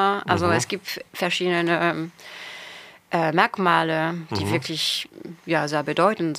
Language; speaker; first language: German; non-native, fluent; French